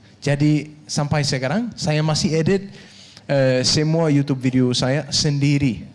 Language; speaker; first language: Indonesian; non-native, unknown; Danish